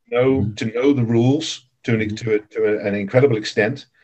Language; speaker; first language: English; native; English